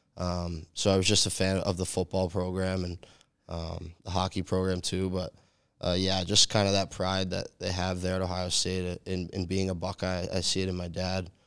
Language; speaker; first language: English; native; English